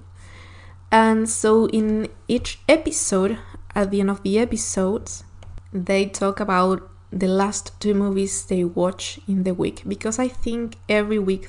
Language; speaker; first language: English; non-native, fluent; Spanish